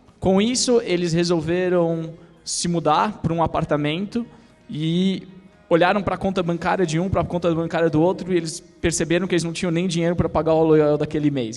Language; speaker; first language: Portuguese; native; Portuguese